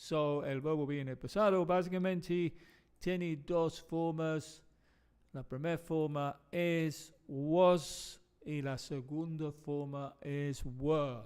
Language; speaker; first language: Spanish; non-native, fluent; English